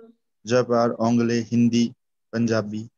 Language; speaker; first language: French; non-native, learner; Hindi